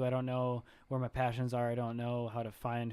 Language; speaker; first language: English; native; English